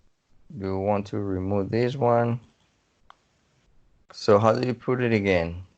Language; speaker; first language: English; non-native, fluent; Spanish